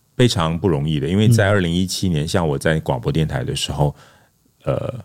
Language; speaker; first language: Chinese; non-native, local second language; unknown